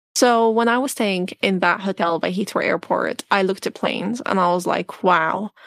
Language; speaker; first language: English; non-native, fluent; Arabic